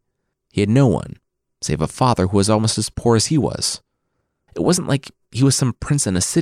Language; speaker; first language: English; native; English